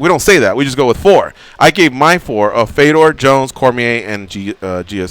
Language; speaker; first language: English; native; English